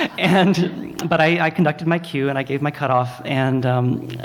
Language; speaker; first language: English; native; English